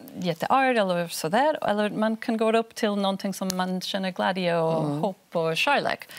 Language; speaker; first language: Swedish; non-native, fluent; Spanish